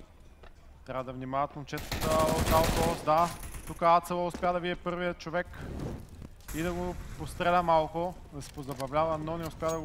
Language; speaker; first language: Bulgarian; native; Bulgarian